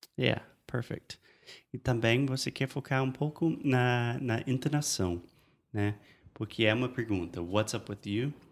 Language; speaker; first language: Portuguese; non-native, fluent; English